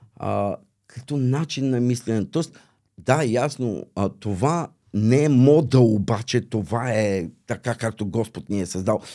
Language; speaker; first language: Bulgarian; native; Bulgarian